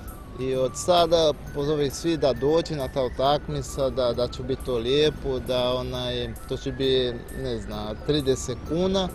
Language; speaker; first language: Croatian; non-native, learner; Portuguese